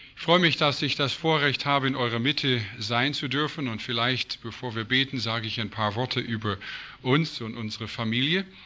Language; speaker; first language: German; non-native, fluent; English